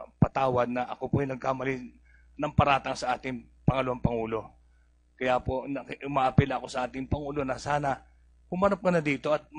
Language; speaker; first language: Filipino; native; Filipino